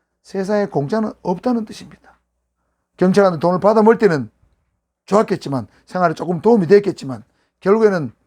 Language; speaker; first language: Korean; native; Korean